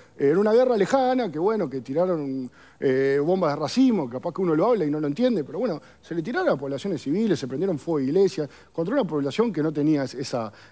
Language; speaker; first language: Spanish; native; Spanish